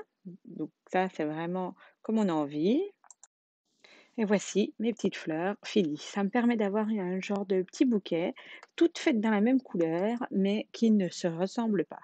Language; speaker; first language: French; native; French